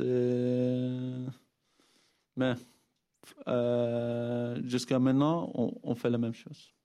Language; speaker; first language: French; non-native, fluent; Dutch